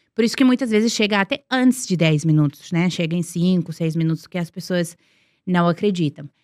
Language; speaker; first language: Portuguese; non-native, fluent; Serbian